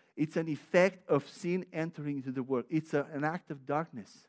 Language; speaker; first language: English; non-native, fluent; Romanian